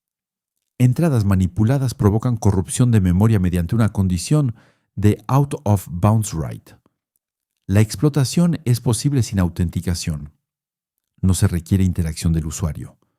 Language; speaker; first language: Spanish; non-native, fluent; French